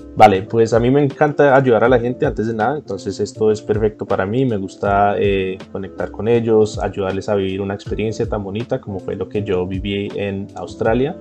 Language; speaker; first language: Spanish; early bilingual, heritage; Spanish